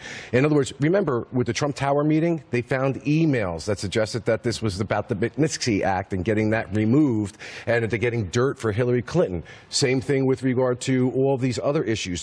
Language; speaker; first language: English; native; English